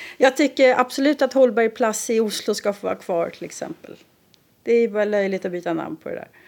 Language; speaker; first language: Swedish; native; Swedish